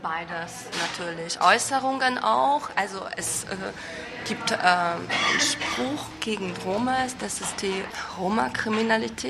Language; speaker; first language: German; non-native, fluent; Hungarian